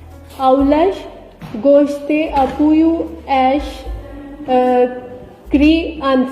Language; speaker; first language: Portuguese; non-native, learner; Urdu